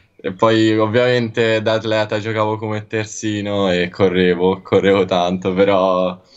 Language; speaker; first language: Italian; native; Italian